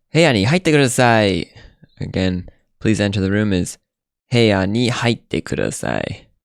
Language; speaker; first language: Japanese; non-native, fluent; English